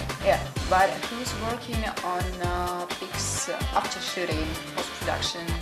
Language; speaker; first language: English; non-native, learner; Russian